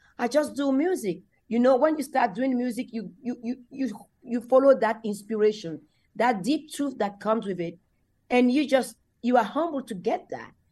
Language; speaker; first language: English; non-native, fluent; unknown